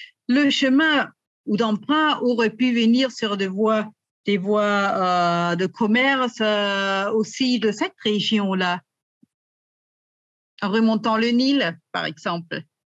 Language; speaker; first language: French; native; French